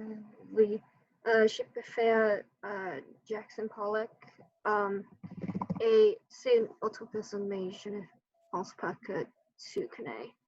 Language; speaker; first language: French; non-native, learner; English